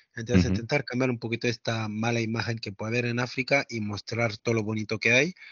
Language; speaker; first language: Spanish; non-native, fluent; French